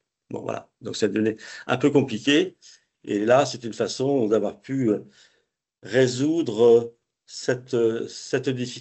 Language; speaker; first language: French; native; French